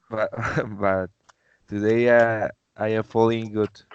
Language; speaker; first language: English; non-native, learner; Spanish